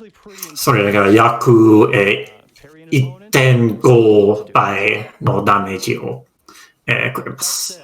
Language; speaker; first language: Japanese; non-native, fluent; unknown